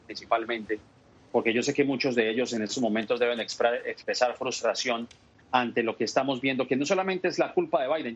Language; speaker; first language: Spanish; native; Spanish